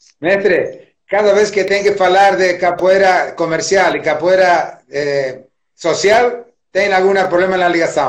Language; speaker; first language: Portuguese; non-native, learner; Spanish